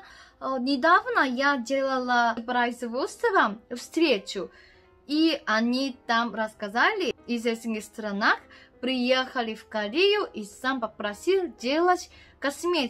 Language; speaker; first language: Russian; non-native, learner; Korean